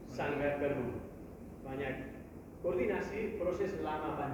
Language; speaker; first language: Indonesian; non-native, learner; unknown